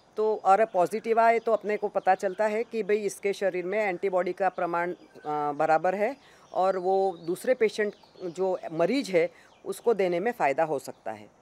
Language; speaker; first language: Hindi; non-native, local second language; Gujarati